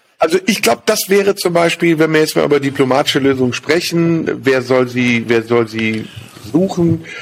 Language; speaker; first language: German; native; German